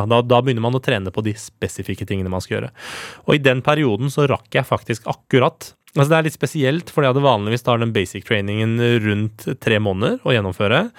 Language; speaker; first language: Norwegian; early bilingual, other home language; Persian